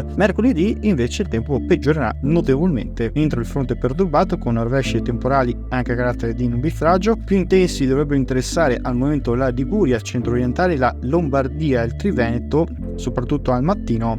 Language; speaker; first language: Italian; native; Italian